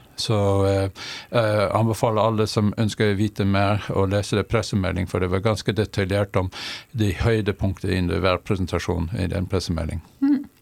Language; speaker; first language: Norwegian; non-native, fluent; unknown